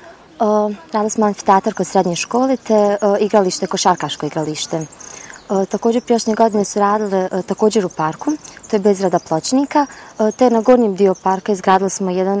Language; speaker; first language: Croatian; native; Croatian